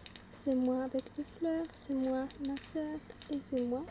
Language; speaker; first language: French; non-native, learner; German